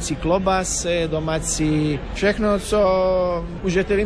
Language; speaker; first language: Slovak; non-native, learner; Croatian